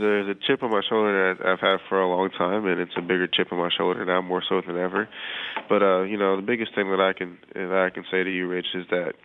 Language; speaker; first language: English; native; English